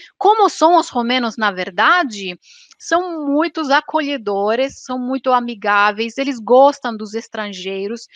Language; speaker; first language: Portuguese; non-native, fluent; Romanian